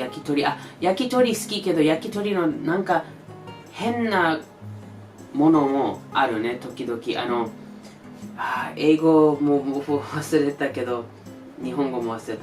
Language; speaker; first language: Japanese; non-native, learner; English